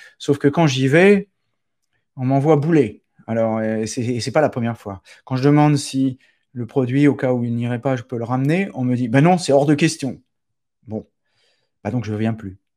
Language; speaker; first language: French; native; French